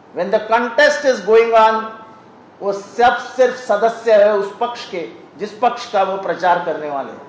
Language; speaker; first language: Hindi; non-native, local second language; Marathi